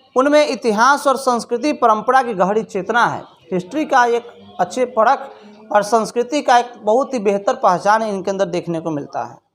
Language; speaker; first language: Hindi; native; Hindi